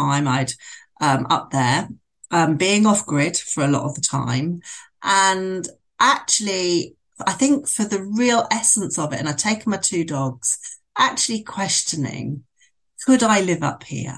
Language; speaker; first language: English; native; English